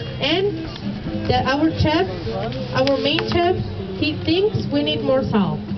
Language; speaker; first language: English; non-native, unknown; Spanish